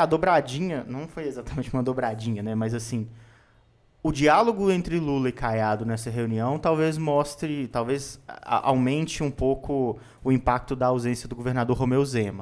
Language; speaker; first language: Portuguese; native; Portuguese